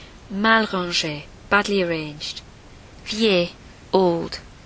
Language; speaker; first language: English; native; English